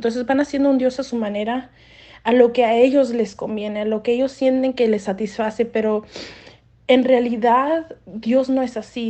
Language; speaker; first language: Spanish; native; Spanish